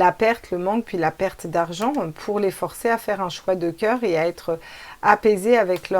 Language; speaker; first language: French; native; French